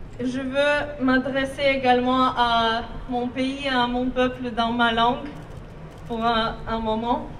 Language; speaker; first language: French; non-native, fluent; Ukrainian